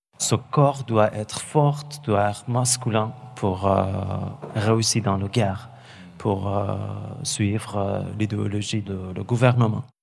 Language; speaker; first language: French; non-native, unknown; Persian